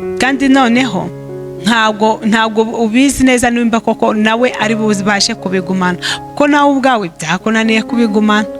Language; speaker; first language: Kinyarwanda; early bilingual, heritage; Kinyarwanda